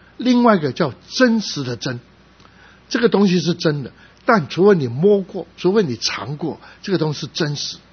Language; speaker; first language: Chinese; non-native, local second language; Cantonese